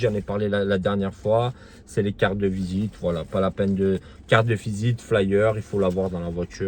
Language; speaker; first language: French; native; French